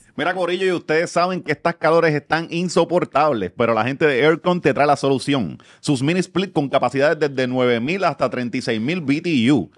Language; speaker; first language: Spanish; native; Spanish